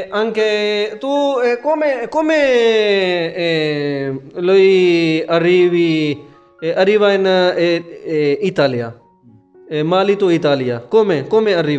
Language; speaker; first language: Italian; non-native, learner; Urdu